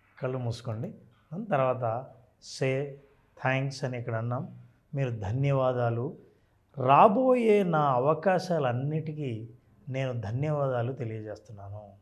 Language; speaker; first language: Telugu; native; Telugu